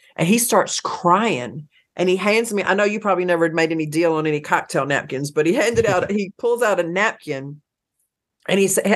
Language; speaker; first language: English; native; English